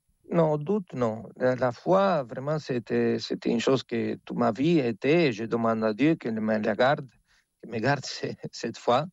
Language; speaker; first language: French; non-native, fluent; Spanish